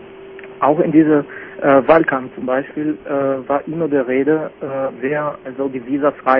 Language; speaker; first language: German; non-native, fluent; Albanian